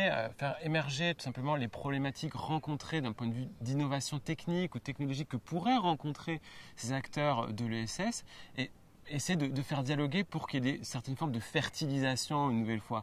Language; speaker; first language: French; native; French